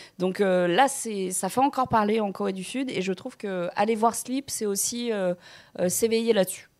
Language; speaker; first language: French; native; French